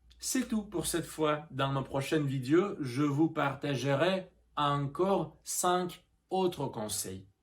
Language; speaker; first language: French; non-native, learner; Russian